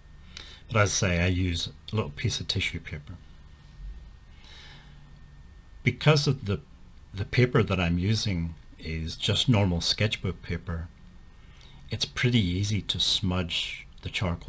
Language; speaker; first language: English; native; English